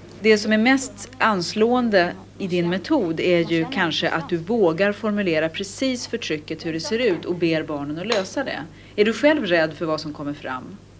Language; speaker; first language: Swedish; native; Swedish